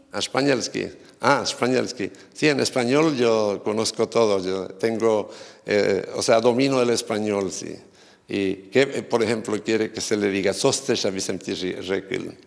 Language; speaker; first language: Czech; early bilingual, heritage; Czech